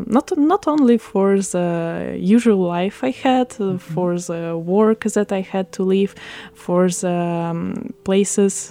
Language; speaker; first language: English; non-native, fluent; Russian